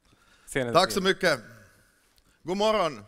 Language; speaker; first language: Swedish; non-native, fluent; Finnish